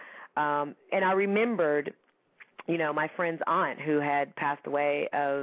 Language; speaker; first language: English; native; English